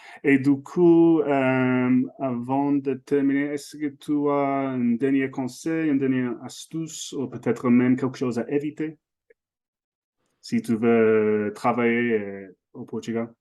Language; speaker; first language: French; non-native, fluent; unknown